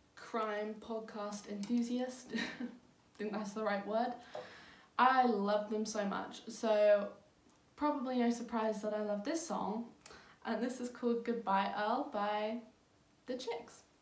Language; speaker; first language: English; native; English